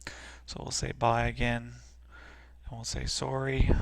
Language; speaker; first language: English; native; English